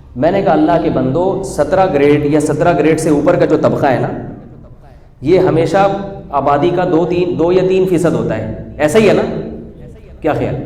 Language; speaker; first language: Urdu; native; Urdu